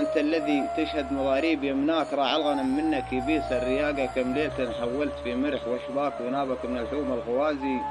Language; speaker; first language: Arabic; native; Arabic